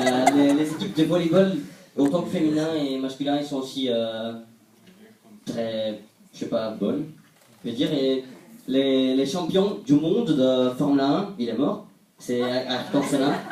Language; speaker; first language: French; non-native, fluent; Portuguese